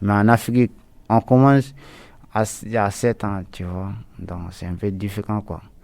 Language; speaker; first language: French; non-native, learner; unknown